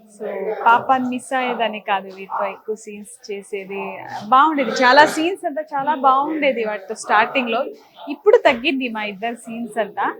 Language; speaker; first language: Telugu; non-native, fluent; Marathi